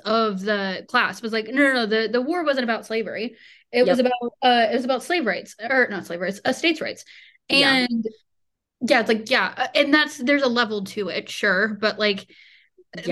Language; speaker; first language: English; native; English